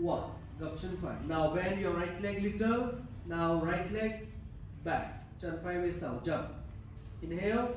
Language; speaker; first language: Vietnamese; non-native, learner; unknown